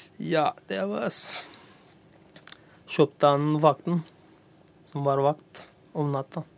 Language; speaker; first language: Norwegian; non-native, fluent; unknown